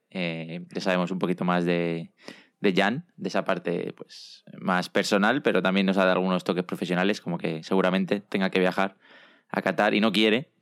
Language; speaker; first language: Spanish; native; Spanish